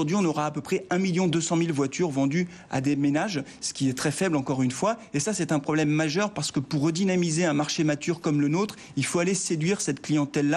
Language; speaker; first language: French; native; French